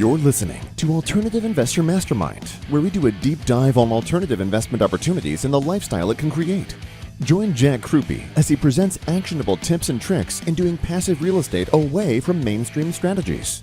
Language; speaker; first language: English; native; English